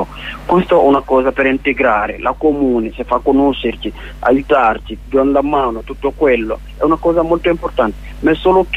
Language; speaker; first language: Italian; non-native, learner; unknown